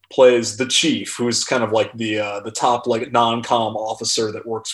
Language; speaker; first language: English; native; English